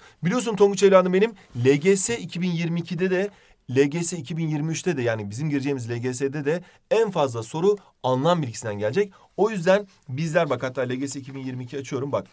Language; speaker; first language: Turkish; native; Turkish